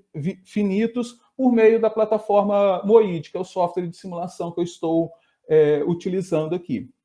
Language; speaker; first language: Portuguese; native; Portuguese